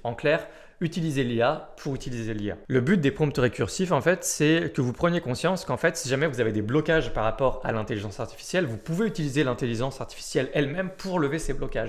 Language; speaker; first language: French; native; French